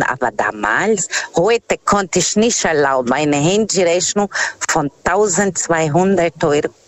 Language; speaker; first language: German; non-native, fluent; Portuguese